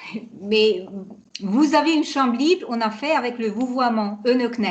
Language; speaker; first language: French; non-native, fluent; Hungarian